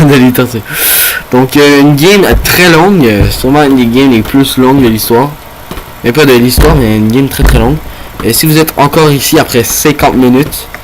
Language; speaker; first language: French; native; French